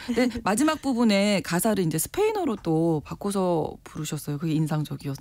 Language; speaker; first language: Korean; native; Korean